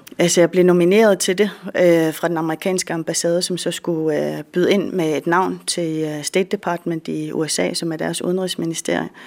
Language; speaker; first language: Danish; native; Danish